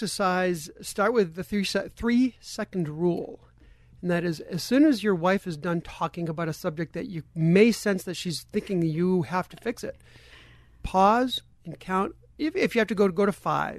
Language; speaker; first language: English; native; English